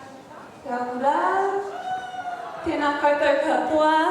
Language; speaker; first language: Māori; non-native, local second language; English